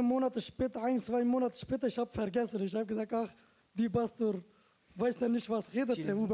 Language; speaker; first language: German; non-native, learner; Turkish